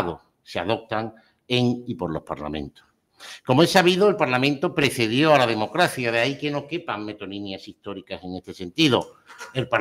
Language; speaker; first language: Spanish; native; Spanish